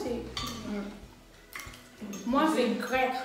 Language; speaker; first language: French; non-native, learner; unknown